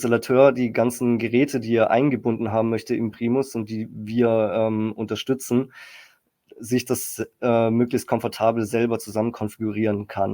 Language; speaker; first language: German; native; German